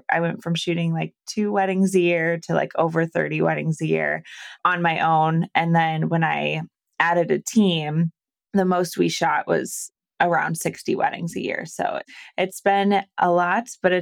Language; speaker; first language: English; native; English